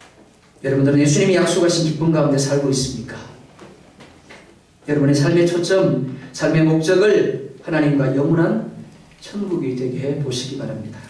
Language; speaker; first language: Korean; native; Korean